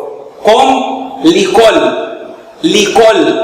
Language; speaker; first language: French; non-native, fluent; Arabic